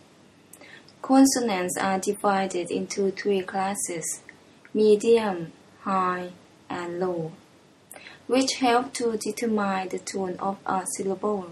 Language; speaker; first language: English; non-native, fluent; Thai